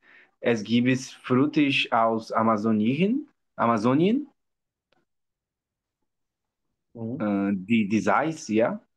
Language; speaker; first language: German; non-native, learner; Portuguese